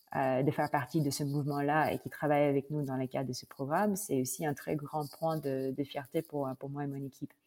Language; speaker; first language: French; non-native, fluent; Filipino